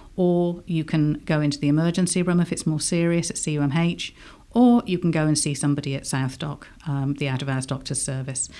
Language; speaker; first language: English; native; English